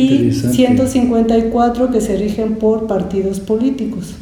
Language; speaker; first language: Spanish; native; Spanish